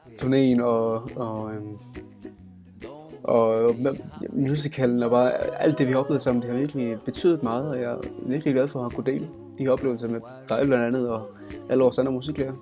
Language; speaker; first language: Danish; native; Danish